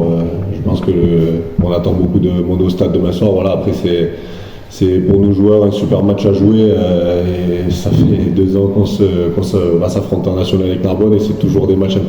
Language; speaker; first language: French; native; French